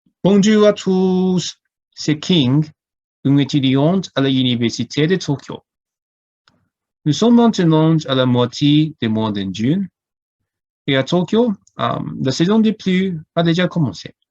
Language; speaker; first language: French; non-native, learner; Cantonese